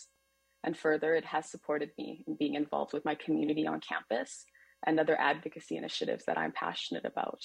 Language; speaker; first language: English; native; English